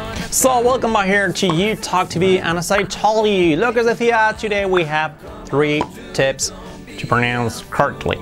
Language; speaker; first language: English; non-native, fluent; Spanish